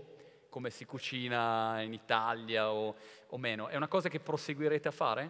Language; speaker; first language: Italian; native; Italian